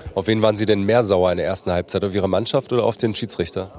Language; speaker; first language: German; native; German